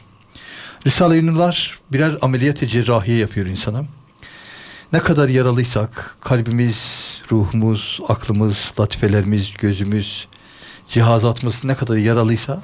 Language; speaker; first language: Turkish; native; Turkish